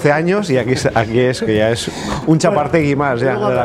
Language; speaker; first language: Spanish; native; Spanish